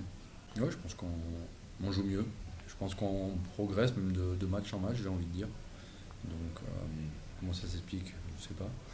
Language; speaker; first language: French; native; French